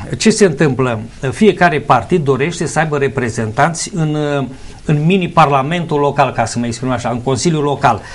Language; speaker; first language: Romanian; native; Romanian